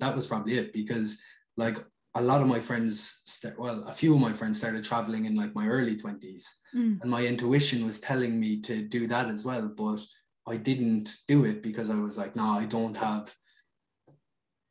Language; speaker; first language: English; native; English